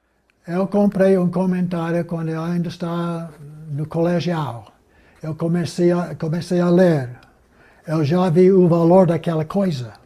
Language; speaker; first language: Portuguese; non-native, fluent; English